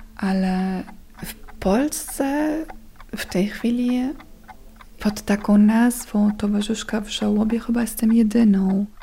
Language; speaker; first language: Polish; non-native, fluent; German